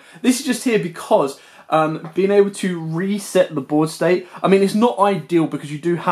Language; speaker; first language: English; native; English